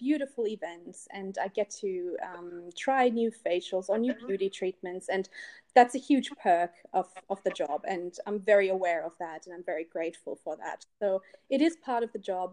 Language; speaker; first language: English; non-native, fluent; German